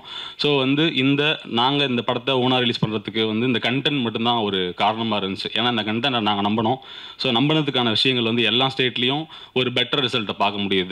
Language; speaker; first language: Tamil; native; Tamil